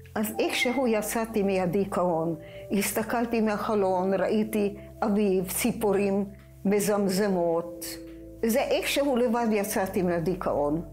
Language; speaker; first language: Hebrew; non-native, fluent; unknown